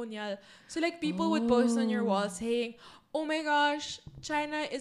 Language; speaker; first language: English; non-native, local second language; Filipino